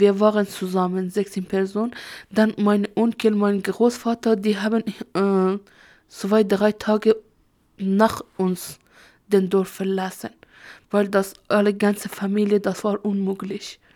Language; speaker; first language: German; non-native, learner; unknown